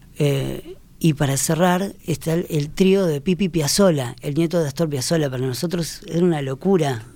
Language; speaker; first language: Spanish; native; Spanish